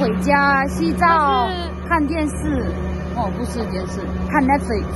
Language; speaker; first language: Chinese; non-native, learner; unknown